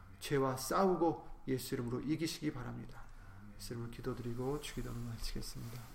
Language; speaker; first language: Korean; native; Korean